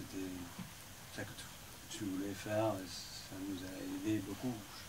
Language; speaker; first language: French; non-native, fluent; English